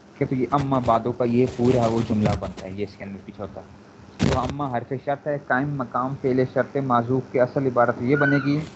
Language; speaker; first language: Urdu; native; Urdu